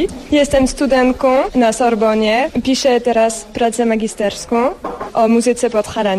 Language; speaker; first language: Polish; non-native, learner; French